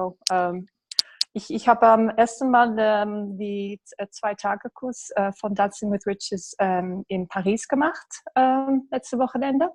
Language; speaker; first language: German; non-native, learner; English